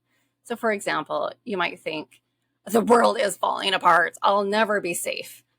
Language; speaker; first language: English; native; English